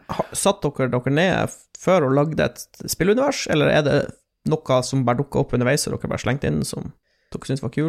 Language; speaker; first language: Norwegian; native; Norwegian